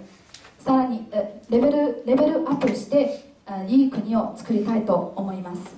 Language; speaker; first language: Japanese; non-native, fluent; Chinese